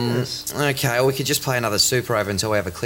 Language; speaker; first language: English; native; English